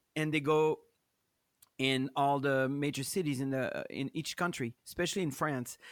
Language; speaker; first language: English; non-native, fluent; French